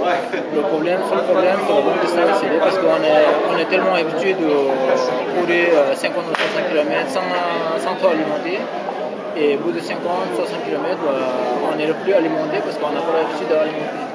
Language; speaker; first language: French; non-native, fluent; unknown